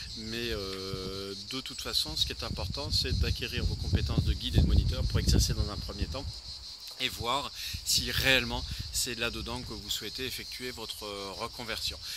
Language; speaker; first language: French; native; French